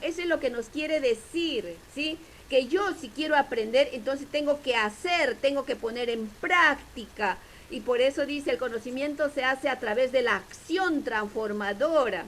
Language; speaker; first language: Spanish; native; Spanish